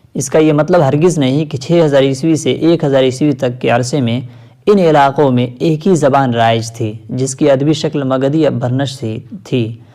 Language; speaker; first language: Urdu; native; Urdu